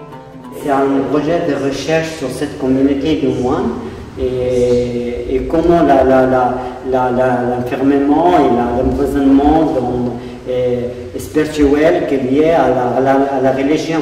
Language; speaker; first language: French; non-native, fluent; Arabic